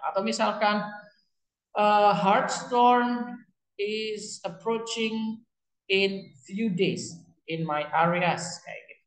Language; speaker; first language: English; non-native, fluent; Indonesian